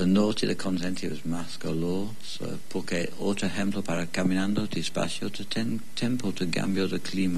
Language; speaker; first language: Spanish; non-native, learner; English